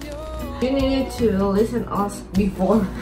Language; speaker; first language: English; non-native, learner; Spanish